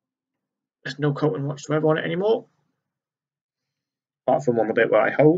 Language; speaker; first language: English; native; English